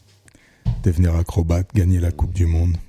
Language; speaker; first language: French; native; French